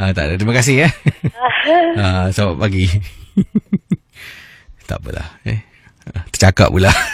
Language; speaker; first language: Malay; native; Malay